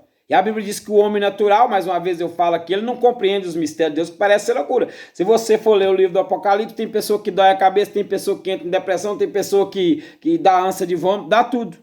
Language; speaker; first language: Portuguese; native; Portuguese